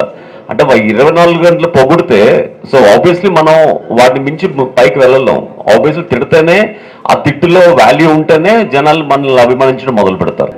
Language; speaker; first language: Telugu; native; Telugu